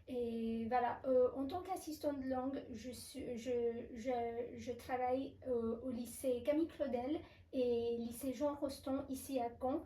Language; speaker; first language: French; non-native, fluent; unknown